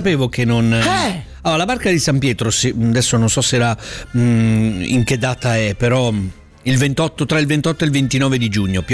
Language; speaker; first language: Italian; native; Italian